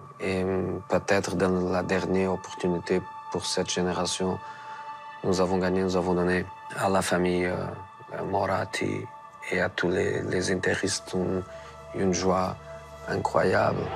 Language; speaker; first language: French; non-native, fluent; Portuguese